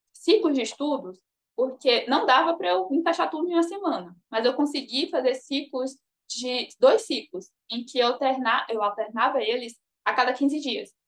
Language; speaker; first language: Portuguese; native; Portuguese